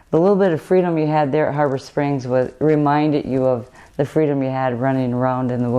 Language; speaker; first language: English; native; English